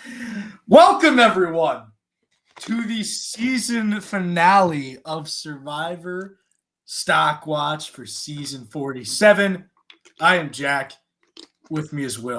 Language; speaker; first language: English; native; English